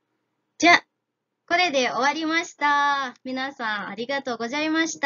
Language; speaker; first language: Japanese; non-native, fluent; Indonesian